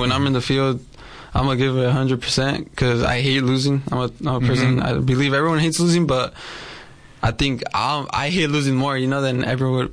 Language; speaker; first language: English; native; English